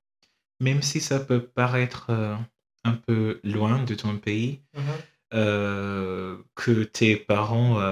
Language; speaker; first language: French; non-native, fluent; English